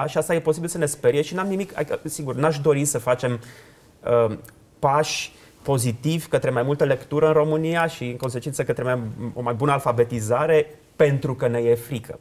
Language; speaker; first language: Romanian; native; Romanian